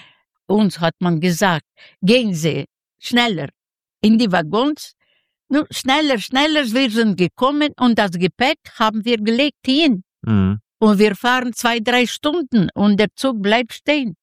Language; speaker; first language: German; non-native, learner; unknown